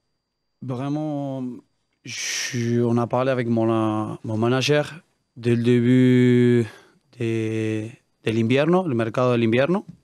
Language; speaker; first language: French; non-native, learner; Spanish